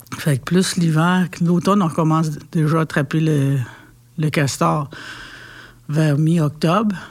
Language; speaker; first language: French; non-native, local second language; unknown